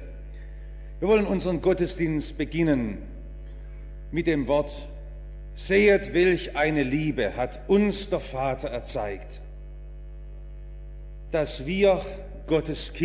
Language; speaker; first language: German; native; German